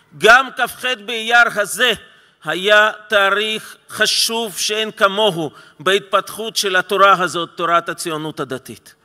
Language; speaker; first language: Hebrew; non-native, fluent; Russian